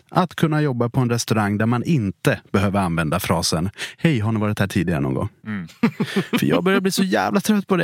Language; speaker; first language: Swedish; native; Swedish